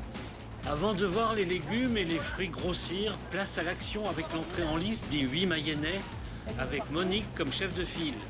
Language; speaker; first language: French; native; French